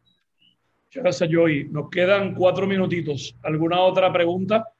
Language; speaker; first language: Spanish; native; Spanish